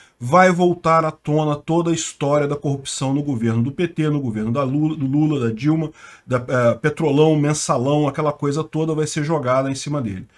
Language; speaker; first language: Portuguese; native; Portuguese